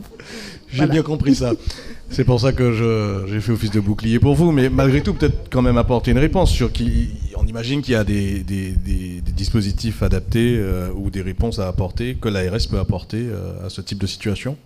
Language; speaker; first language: French; native; French